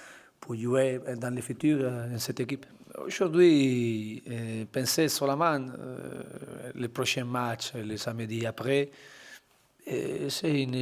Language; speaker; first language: French; non-native, learner; Spanish